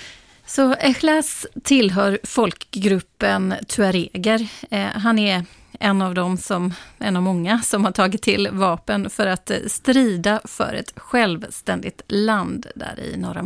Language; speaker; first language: Swedish; native; Swedish